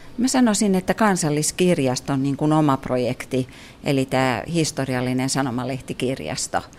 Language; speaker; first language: Finnish; native; Finnish